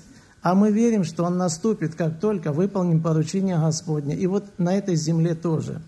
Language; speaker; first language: Russian; native; Russian